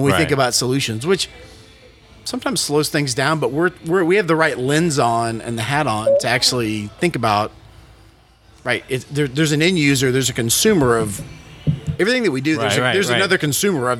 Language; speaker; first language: English; native; English